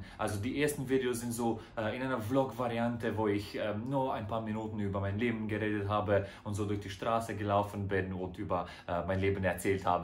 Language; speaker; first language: German; non-native, fluent; Croatian